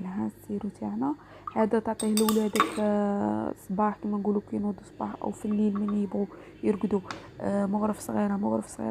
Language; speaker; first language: Arabic; native; Arabic